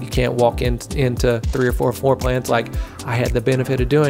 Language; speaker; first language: English; native; English